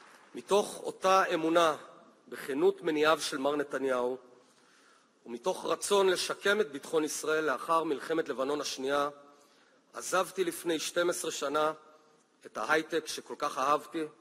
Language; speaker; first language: Hebrew; native; Hebrew